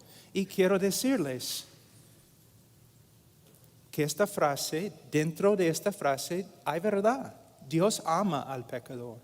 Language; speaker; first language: Spanish; non-native, fluent; English